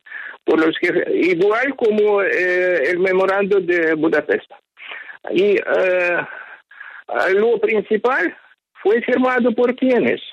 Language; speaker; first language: Spanish; non-native, fluent; Ukrainian